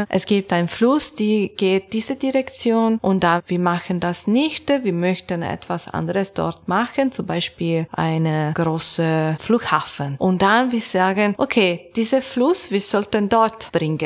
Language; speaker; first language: German; non-native, learner; Italian